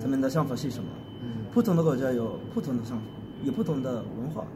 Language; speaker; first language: Chinese; non-native, learner; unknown